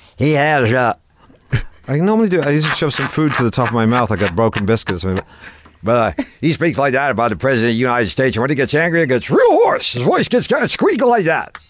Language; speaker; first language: English; native; English